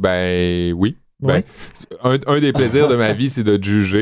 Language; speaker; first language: French; native; French